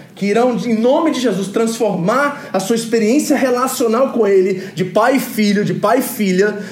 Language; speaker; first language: Portuguese; early bilingual, other home language; English